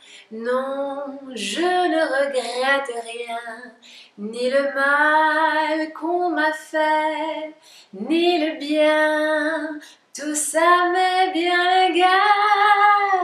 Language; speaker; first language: French; native; French